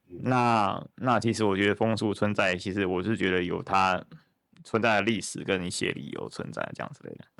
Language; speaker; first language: Chinese; native; Chinese